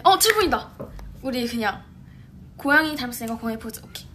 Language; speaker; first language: Korean; native; Korean